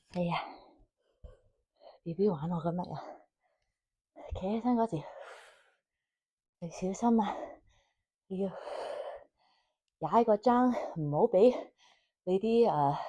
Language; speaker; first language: Cantonese; early bilingual, heritage; Cantonese